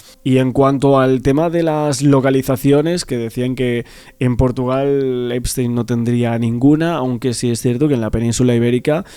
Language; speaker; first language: Spanish; native; Spanish